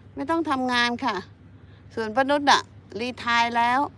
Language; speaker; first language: Thai; native; Thai